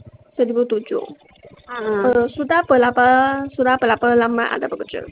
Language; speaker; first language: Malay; non-native, local second language; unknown